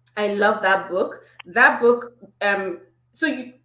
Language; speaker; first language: English; non-native, local second language; Igbo